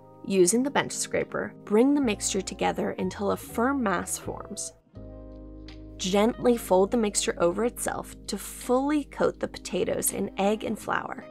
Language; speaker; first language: English; native; English